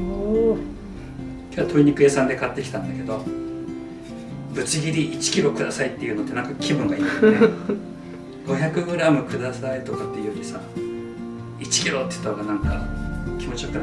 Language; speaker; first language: Japanese; native; Japanese